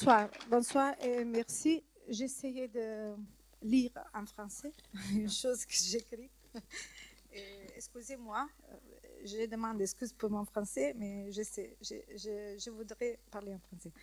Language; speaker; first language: French; non-native, learner; Italian